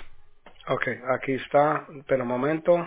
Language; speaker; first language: Spanish; early bilingual, heritage; Spanish